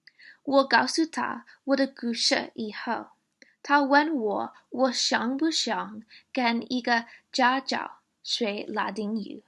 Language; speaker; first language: Chinese; non-native, learner; English